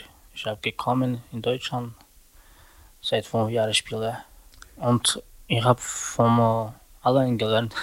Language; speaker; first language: German; non-native, learner; Slovak